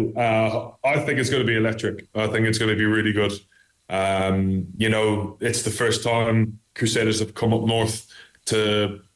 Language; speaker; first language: English; native; English